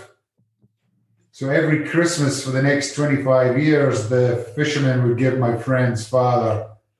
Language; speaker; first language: English; native; English